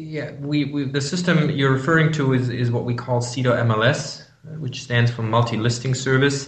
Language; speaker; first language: English; non-native, fluent; German